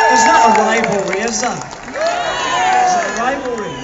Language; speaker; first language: English; native; English